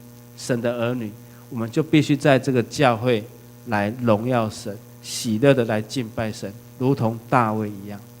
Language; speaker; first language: Chinese; native; Chinese